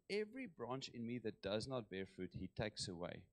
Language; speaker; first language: English; non-native, local second language; Afrikaans